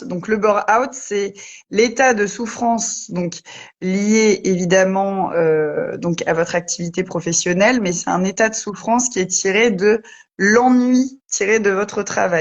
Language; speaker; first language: French; native; French